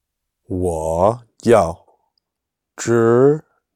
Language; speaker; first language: Chinese; non-native, learner; English